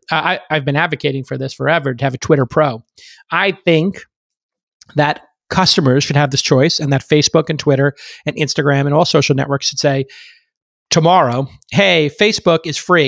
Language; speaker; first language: English; native; English